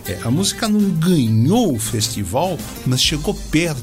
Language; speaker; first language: Portuguese; native; Portuguese